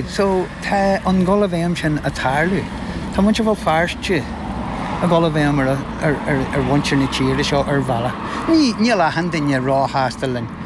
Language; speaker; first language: Irish; non-native, local second language; English